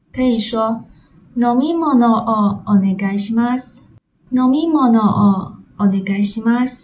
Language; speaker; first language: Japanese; non-native, learner; Chinese